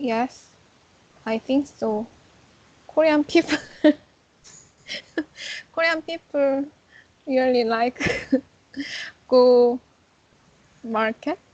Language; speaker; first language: English; non-native, learner; Korean